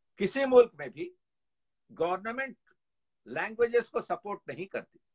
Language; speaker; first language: Urdu; native; Urdu